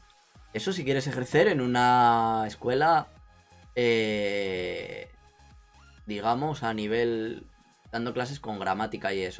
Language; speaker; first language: Spanish; native; Spanish